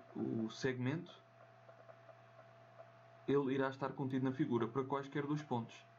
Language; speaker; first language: Portuguese; native; Portuguese